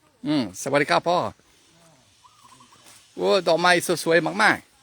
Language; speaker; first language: Thai; non-native, learner; French